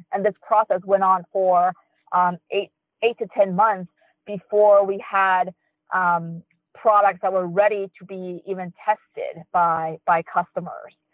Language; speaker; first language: English; early bilingual, other home language; Chinese